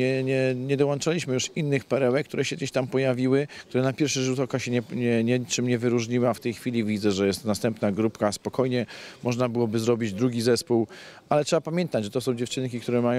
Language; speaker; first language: Polish; native; Polish